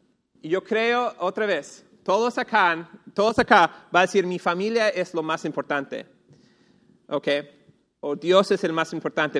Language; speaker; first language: Spanish; non-native, fluent; English